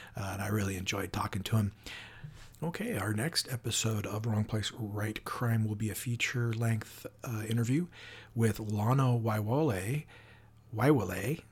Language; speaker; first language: English; native; English